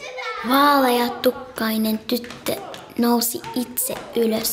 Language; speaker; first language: Finnish; non-native, learner; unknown